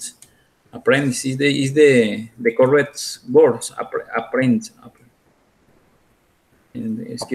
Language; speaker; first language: English; non-native, learner; Spanish